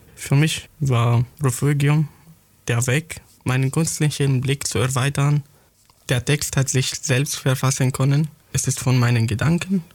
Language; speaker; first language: German; non-native, fluent; Arabic